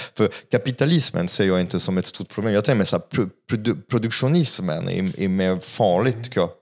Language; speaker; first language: Swedish; non-native, fluent; French